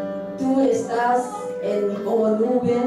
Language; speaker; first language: Spanish; non-native, learner; Korean